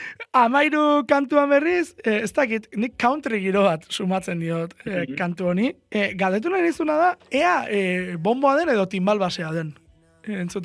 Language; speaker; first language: Basque; native; Basque